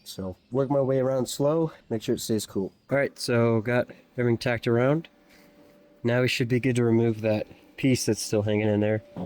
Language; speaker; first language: English; native; English